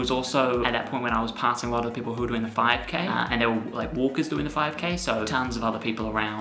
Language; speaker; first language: English; native; English